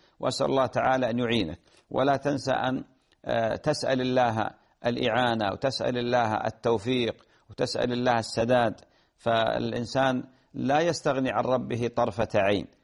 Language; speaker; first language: Arabic; native; Arabic